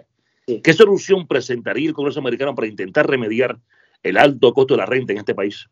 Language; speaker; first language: Spanish; native; Spanish